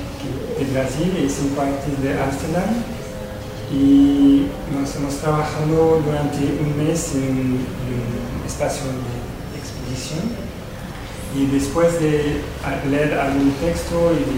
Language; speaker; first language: Spanish; non-native, fluent; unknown